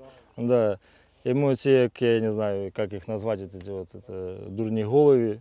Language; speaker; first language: Ukrainian; non-native, local second language; Russian